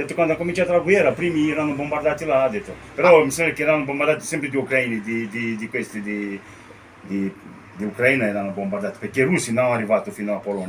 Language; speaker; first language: Italian; non-native, learner; Romanian